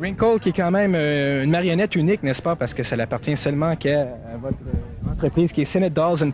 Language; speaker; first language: French; native; French